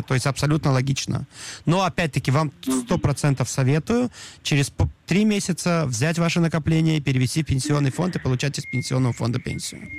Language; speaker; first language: Russian; native; Russian